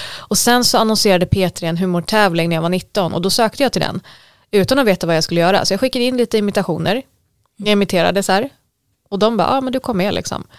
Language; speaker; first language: Swedish; native; Swedish